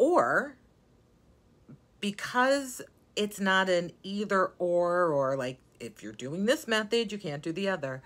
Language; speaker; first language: English; native; English